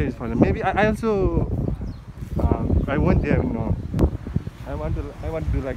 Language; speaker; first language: English; non-native, learner; Nepali